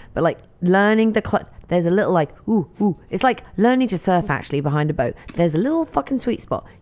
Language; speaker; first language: English; native; English